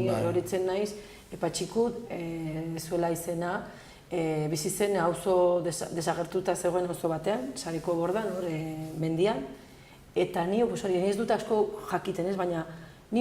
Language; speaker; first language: Basque; non-native, local second language; Spanish